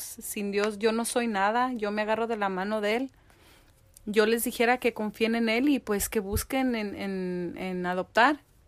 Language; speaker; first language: Spanish; early bilingual, heritage; Spanish